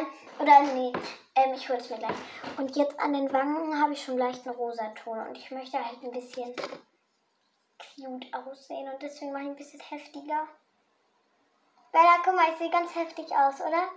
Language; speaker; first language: German; early bilingual, other home language; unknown